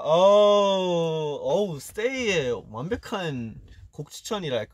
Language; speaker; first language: Korean; early bilingual, heritage; Korean